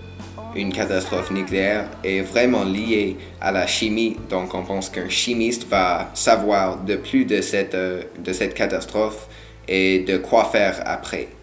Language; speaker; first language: French; non-native, learner; English